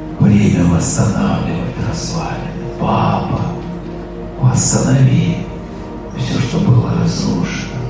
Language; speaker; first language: Russian; native; Russian